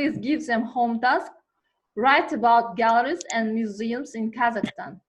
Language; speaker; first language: English; non-native, learner; Kazakh